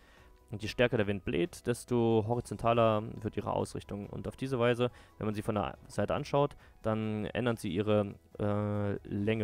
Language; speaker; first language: German; native; German